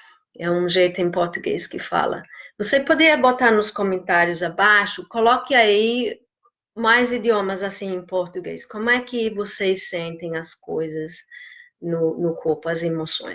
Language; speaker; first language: Portuguese; non-native, fluent; English